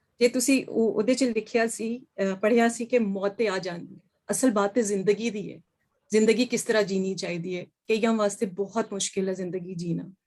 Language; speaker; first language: Punjabi; non-native, local second language; Urdu